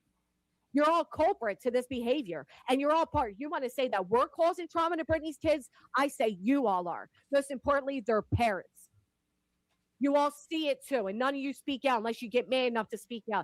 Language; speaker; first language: English; native; English